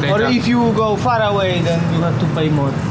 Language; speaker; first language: English; non-native, learner; Polish